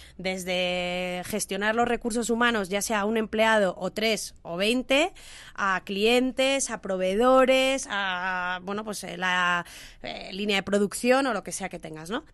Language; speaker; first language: Spanish; native; Spanish